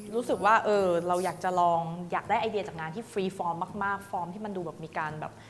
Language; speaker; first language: Thai; native; Thai